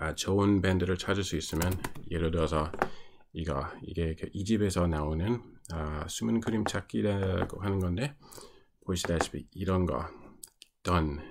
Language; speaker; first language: Korean; non-native, fluent; English